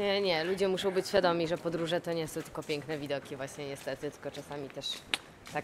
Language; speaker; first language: Polish; native; Polish